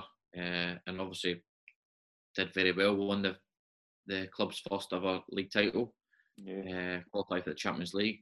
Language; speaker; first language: English; native; English